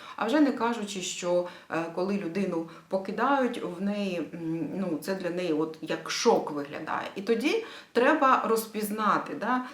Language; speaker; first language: Ukrainian; native; Ukrainian